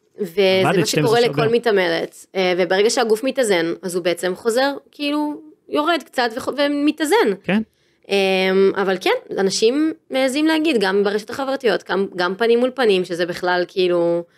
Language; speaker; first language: Hebrew; native; Hebrew